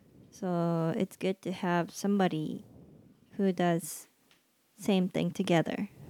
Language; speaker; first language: English; non-native, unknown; Japanese